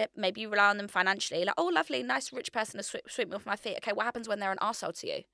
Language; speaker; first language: English; native; English